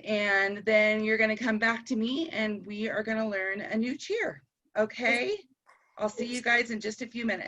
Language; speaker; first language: English; native; English